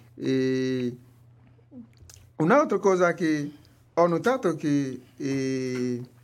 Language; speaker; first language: Italian; non-native, learner; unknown